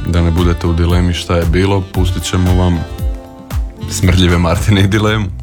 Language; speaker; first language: Serbian; native; Serbian